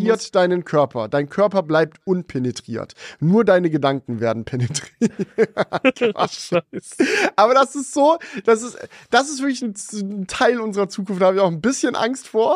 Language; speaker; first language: German; native; German